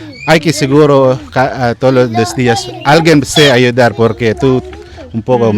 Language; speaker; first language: Spanish; non-native, learner; Filipino